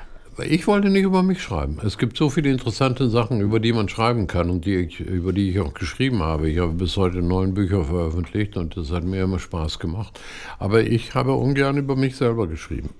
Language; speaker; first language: German; non-native, fluent; Hebrew